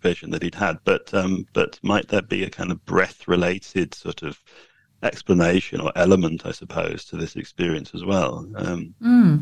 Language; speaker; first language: English; native; English